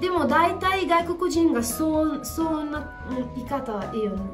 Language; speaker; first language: Japanese; non-native, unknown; Italian